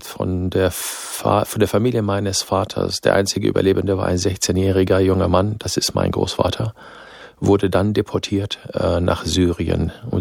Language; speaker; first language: German; non-native, fluent; Arabic